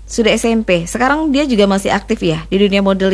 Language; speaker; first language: Indonesian; native; Indonesian